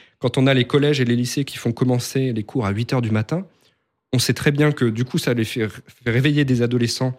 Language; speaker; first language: French; native; French